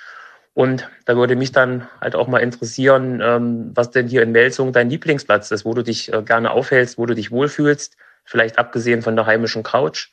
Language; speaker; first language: German; native; German